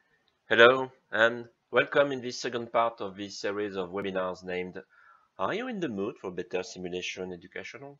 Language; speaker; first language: English; non-native, fluent; French